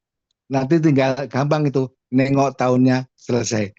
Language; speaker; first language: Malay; non-native, local second language; Javanese